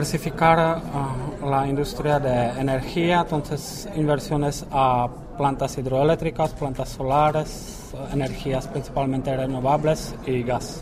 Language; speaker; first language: Spanish; non-native, fluent; Czech